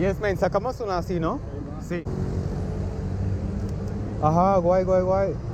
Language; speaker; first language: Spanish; non-native, fluent; English